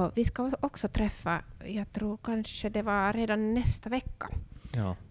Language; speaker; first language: Swedish; non-native, local second language; Finnish